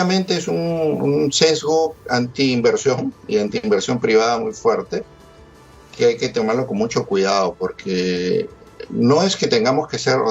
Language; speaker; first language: Spanish; native; Spanish